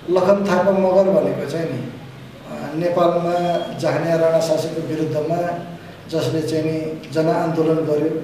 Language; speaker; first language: Nepali; non-native, local second language; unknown